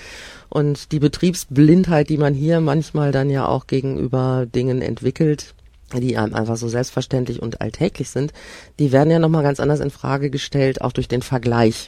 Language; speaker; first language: German; native; German